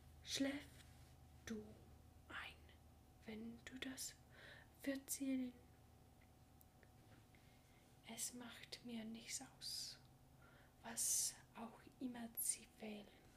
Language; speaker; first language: German; non-native, learner; English